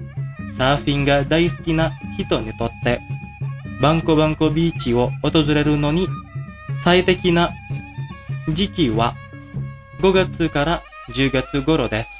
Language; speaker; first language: Japanese; non-native, fluent; Indonesian